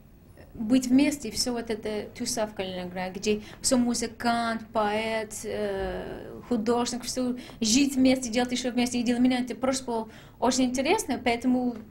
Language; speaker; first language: Russian; non-native, learner; English